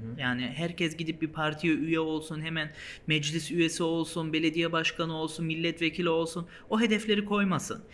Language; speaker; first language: Turkish; early bilingual, heritage; Turkish